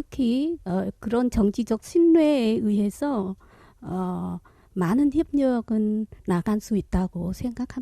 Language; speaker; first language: Korean; non-native, fluent; Vietnamese